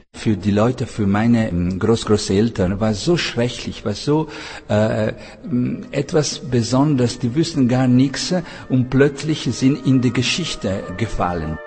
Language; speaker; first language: German; non-native, learner; Italian